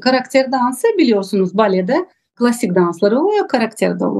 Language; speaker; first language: Turkish; non-native, learner; Russian